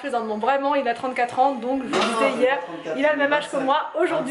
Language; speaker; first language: French; native; French